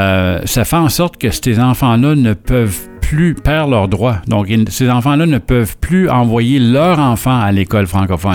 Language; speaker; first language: French; native; French